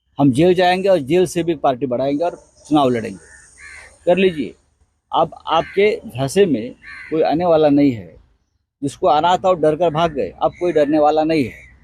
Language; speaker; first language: Hindi; non-native, local second language; Marathi